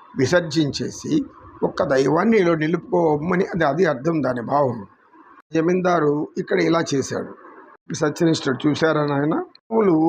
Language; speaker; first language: Telugu; native; Telugu